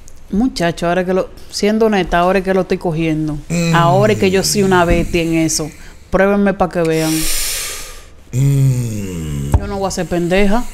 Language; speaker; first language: Spanish; early bilingual, heritage; Spanish